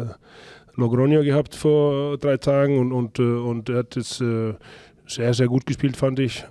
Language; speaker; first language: German; non-native, fluent; Icelandic